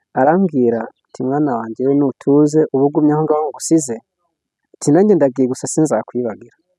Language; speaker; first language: Kinyarwanda; early bilingual, heritage; Kinyarwanda